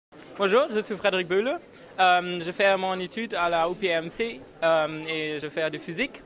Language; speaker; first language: French; non-native, learner; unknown